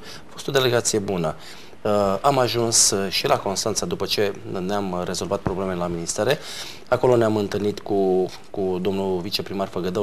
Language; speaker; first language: Romanian; native; Romanian